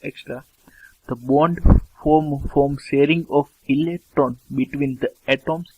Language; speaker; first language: English; non-native, local second language; Gujarati